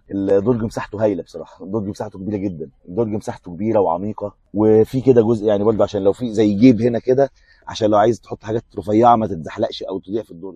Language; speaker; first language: Arabic; native; Arabic